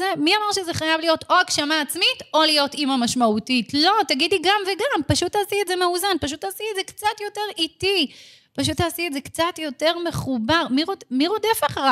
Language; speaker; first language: Hebrew; native; Hebrew